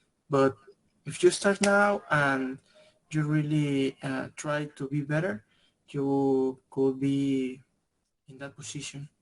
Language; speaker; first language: English; non-native, learner; Spanish